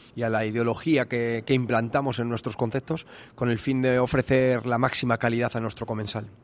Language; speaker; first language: Spanish; native; Spanish